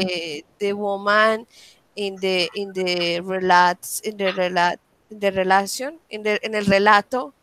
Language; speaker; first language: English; non-native, learner; Spanish